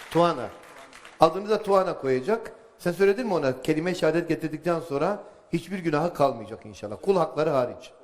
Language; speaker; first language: Turkish; native; Turkish